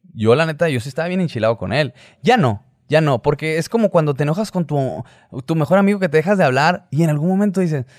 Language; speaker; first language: Spanish; native; Spanish